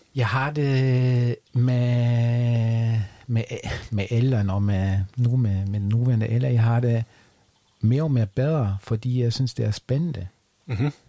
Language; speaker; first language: Danish; non-native, fluent; German